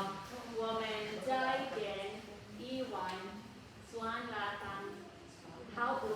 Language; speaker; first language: Chinese; non-native, learner; Filipino